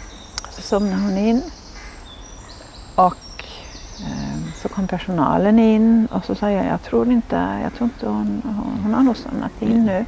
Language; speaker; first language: Swedish; native; Swedish